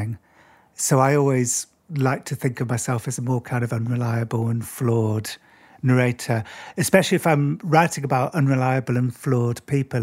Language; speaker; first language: English; native; English